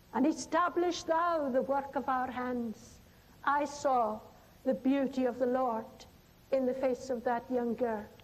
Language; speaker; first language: English; non-native, local second language; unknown